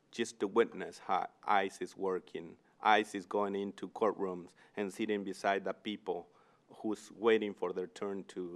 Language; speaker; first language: English; non-native, fluent; Spanish